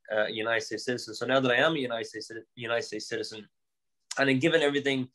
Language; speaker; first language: English; native; English